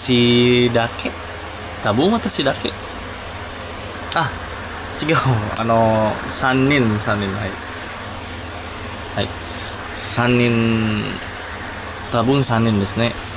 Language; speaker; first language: Japanese; non-native, learner; Indonesian